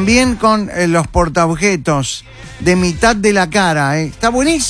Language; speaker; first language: Spanish; native; Spanish